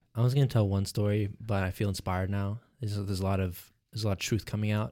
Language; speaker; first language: English; native; English